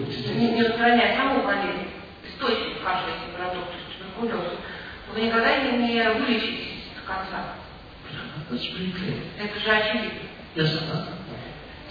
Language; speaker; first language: Russian; native; Russian